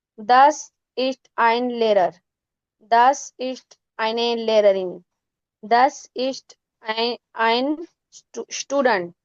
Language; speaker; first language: German; non-native, learner; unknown